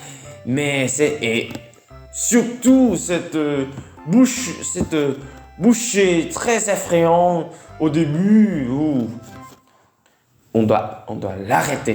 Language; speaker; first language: French; non-native, learner; Vietnamese